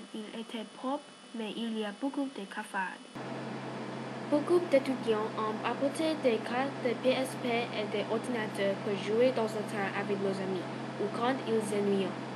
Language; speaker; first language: French; non-native, learner; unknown